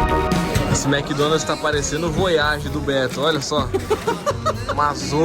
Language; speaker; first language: Portuguese; native; Portuguese